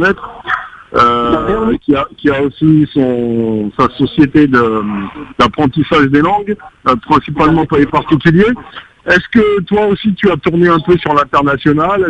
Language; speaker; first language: French; native; French